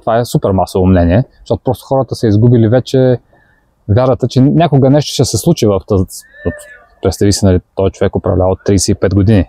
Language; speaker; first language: Bulgarian; native; Bulgarian